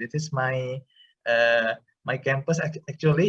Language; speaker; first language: English; non-native, fluent; Indonesian